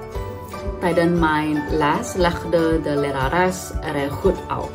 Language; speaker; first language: Dutch; non-native, fluent; Indonesian